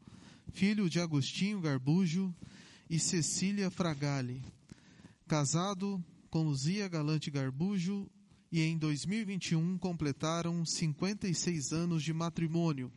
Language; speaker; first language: Portuguese; native; Portuguese